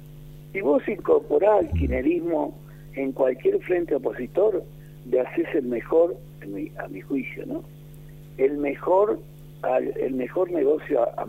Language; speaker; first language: Spanish; native; Spanish